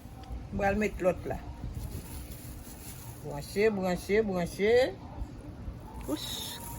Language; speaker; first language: French; non-native, learner; Haitian Creole